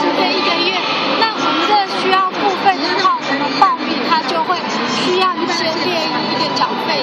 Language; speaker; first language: Chinese; native; Chinese